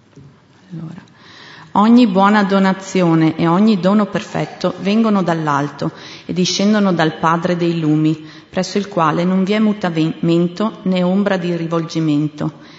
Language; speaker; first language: Italian; native; Italian